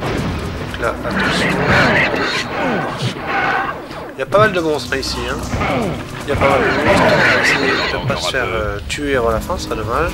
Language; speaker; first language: French; native; French